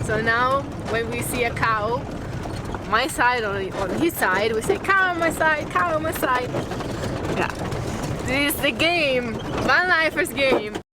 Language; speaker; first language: English; non-native, fluent; Italian